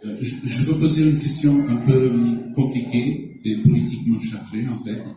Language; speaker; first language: French; non-native, fluent; Portuguese